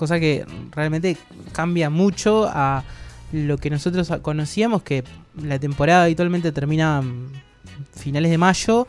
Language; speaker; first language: Spanish; native; Spanish